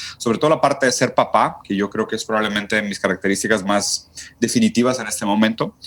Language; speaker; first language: Spanish; early bilingual, other home language; Portuguese